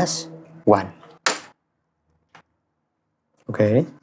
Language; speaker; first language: English; non-native, fluent; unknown